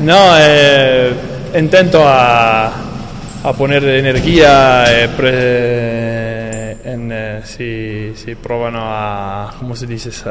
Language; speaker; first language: Spanish; non-native, learner; Italian